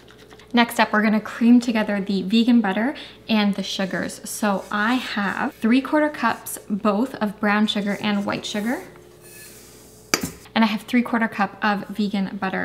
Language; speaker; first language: English; native; English